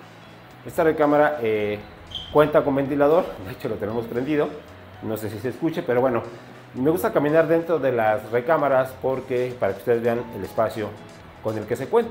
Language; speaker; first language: Spanish; native; Spanish